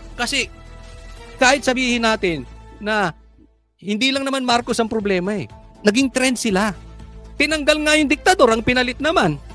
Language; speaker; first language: Filipino; native; Filipino